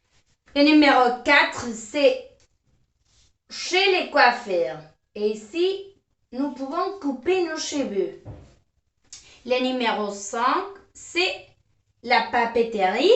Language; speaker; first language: French; non-native, fluent; Spanish